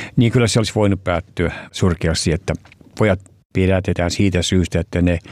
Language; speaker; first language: Finnish; early bilingual, heritage; Finnish